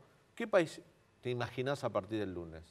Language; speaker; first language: Spanish; native; Spanish